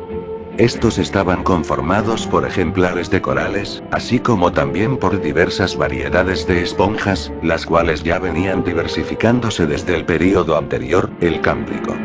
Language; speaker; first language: Spanish; native; Spanish